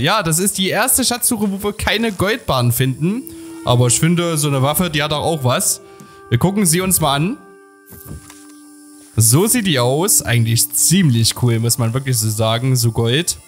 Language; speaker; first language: German; native; German